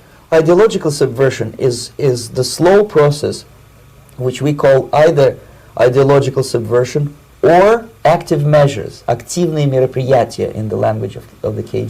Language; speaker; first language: English; non-native, fluent; Russian